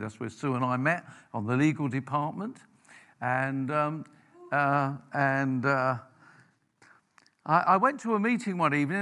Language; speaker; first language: English; native; English